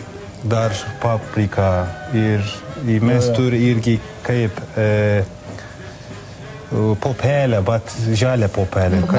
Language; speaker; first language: Lithuanian; non-native, learner; Turkish